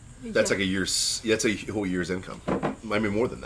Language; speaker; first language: English; native; English